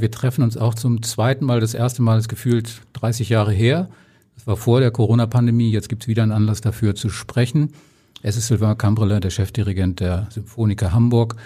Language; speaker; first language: German; native; German